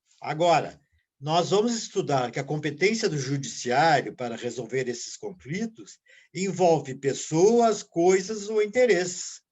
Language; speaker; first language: Portuguese; native; Portuguese